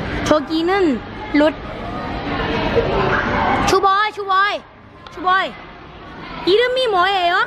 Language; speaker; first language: Korean; non-native, learner; Thai